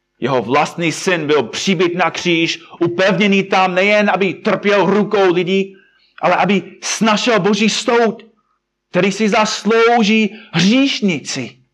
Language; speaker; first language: Czech; non-native, fluent; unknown